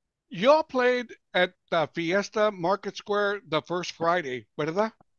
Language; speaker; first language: English; early bilingual, other home language; Spanish